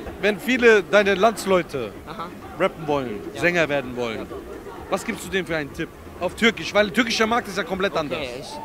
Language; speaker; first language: German; native; German